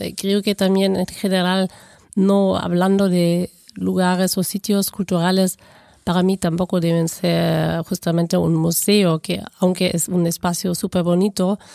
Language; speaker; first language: Spanish; non-native, fluent; German